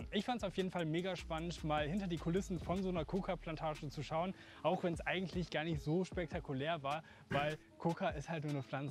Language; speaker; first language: German; native; German